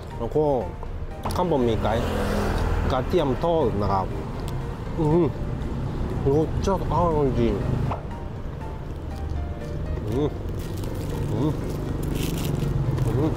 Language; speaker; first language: Thai; non-native, learner; Japanese